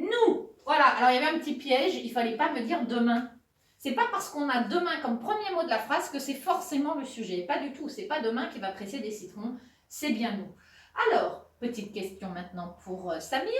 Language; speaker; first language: French; native; French